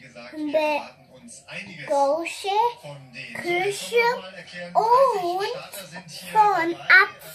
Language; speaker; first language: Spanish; early bilingual, heritage; German